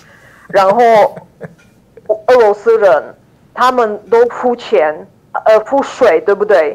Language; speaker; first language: Chinese; non-native, fluent; Ukrainian